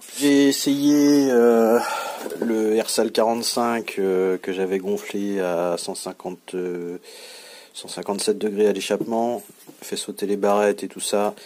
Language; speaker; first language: French; native; French